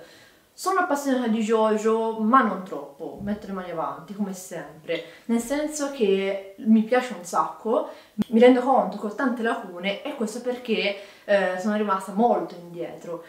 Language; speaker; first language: Italian; native; Italian